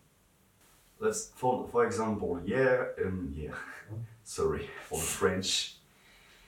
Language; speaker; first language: English; non-native, fluent; French